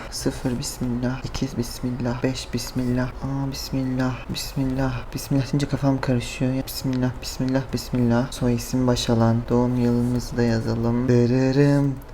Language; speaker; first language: Turkish; native; Turkish